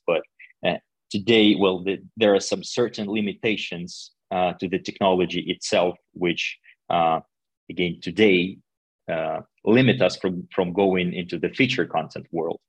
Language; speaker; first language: English; non-native, fluent; Russian